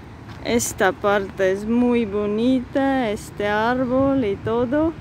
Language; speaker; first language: Spanish; non-native, fluent; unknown